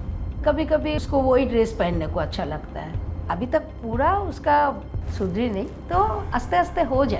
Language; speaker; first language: Hindi; non-native, local second language; Bangla